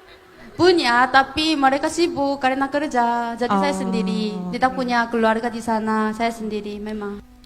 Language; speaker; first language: Indonesian; non-native, fluent; Korean